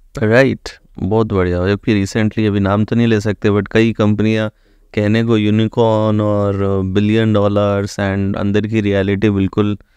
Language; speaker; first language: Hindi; native; Hindi